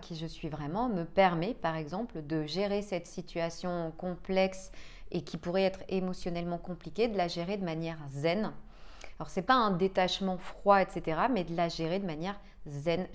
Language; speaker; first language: French; native; French